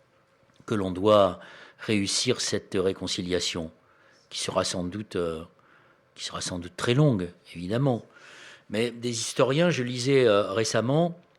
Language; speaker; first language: French; native; French